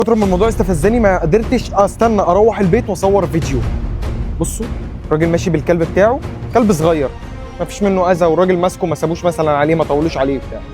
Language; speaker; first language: Arabic; native; Arabic